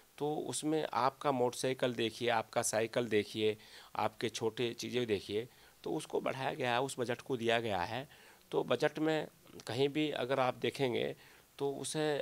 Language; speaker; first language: Hindi; native; Hindi